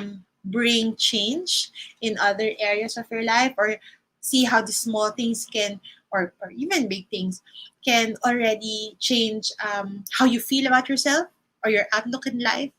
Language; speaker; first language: English; non-native, local second language; Filipino